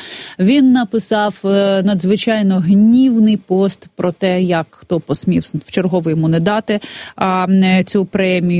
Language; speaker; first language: Ukrainian; native; Ukrainian